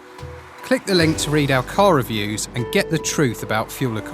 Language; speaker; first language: English; native; English